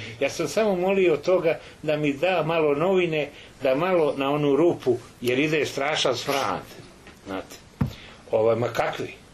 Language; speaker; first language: Serbian; native; Serbian